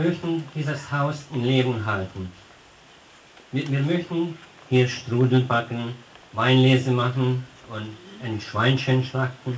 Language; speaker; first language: German; non-native, local second language; Hungarian